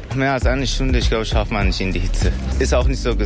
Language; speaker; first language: German; non-native, learner; Persian